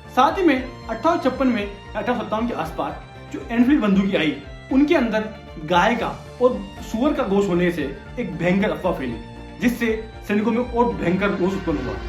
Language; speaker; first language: Hindi; non-native, local second language; Bangla